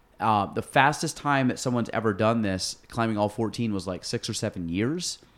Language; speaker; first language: English; native; English